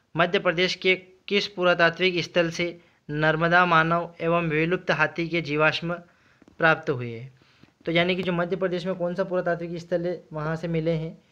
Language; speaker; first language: Hindi; native; Hindi